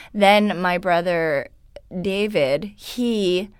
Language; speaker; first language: English; non-native, fluent; Hungarian